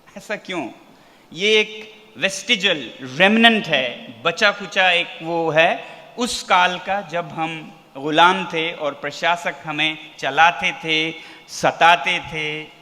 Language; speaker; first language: Hindi; non-native, local second language; Ladakhi